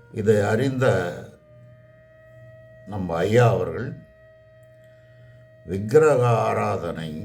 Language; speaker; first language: Tamil; native; Tamil